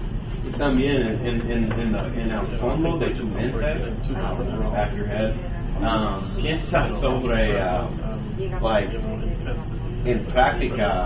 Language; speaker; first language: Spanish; non-native, learner; English